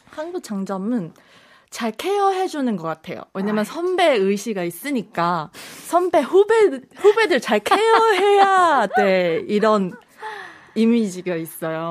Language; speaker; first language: Korean; non-native, fluent; Chinese